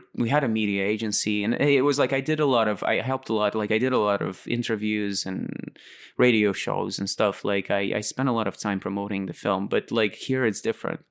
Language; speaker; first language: English; non-native, fluent; Latvian